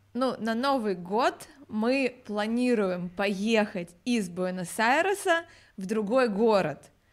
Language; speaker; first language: Russian; native; Russian